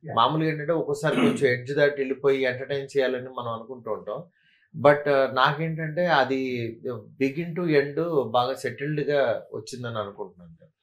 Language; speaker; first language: Telugu; native; Telugu